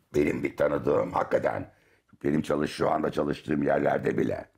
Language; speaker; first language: Turkish; native; Turkish